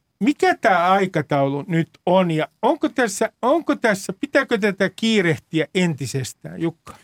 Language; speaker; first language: Finnish; native; Finnish